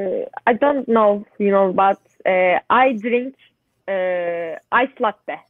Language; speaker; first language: English; non-native, learner; Turkish